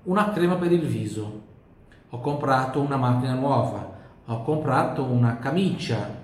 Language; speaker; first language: Italian; non-native, fluent; Portuguese